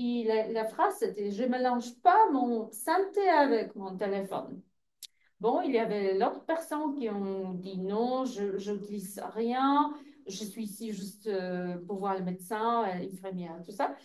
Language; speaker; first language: French; non-native, fluent; Polish